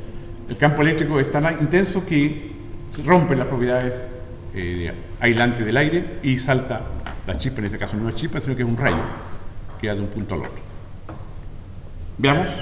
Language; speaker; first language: Spanish; native; Spanish